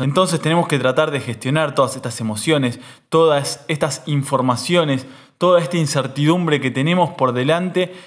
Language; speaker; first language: Spanish; native; Spanish